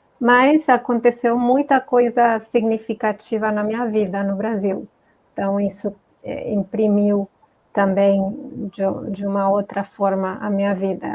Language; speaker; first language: Portuguese; non-native, fluent; Spanish